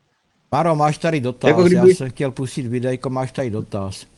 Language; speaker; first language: Czech; native; Czech